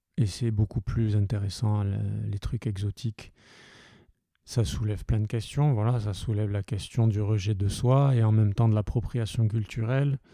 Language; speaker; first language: French; early bilingual, heritage; French